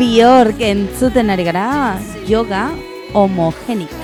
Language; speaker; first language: Basque; non-native, local second language; Spanish